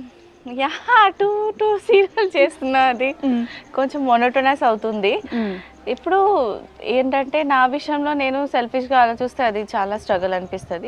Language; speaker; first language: Telugu; non-native, learner; Bangla